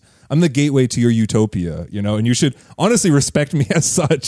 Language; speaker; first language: English; native; English